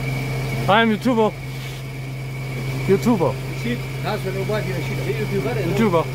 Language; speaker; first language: English; non-native, learner; Korean